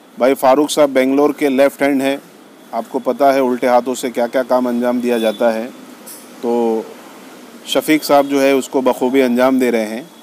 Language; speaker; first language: Urdu; native; Urdu